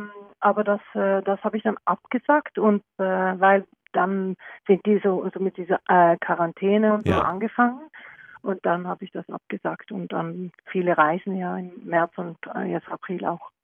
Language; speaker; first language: German; non-native, learner; Norwegian